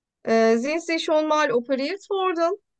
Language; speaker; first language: German; non-native, learner; Turkish